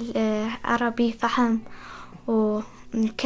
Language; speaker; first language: Arabic; non-native, learner; Persian